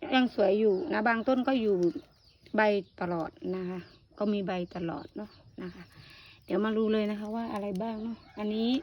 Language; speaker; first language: Thai; non-native, local second language; Northeastern Thai